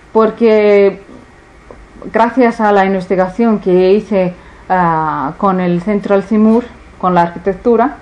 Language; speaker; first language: Spanish; non-native, fluent; Icelandic